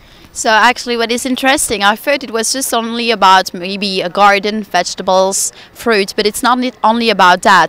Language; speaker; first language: English; non-native, fluent; Italian